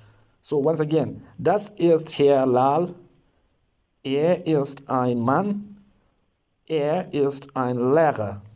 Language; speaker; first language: German; non-native, learner; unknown